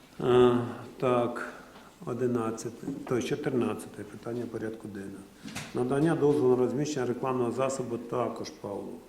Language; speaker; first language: Ukrainian; non-native, local second language; Russian